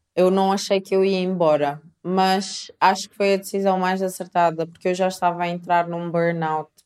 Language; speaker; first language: Portuguese; native; Portuguese